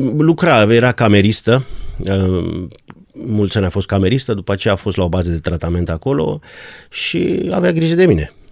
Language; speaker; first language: Romanian; non-native, local second language; German